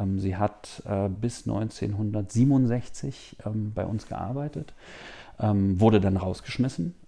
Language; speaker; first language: German; native; German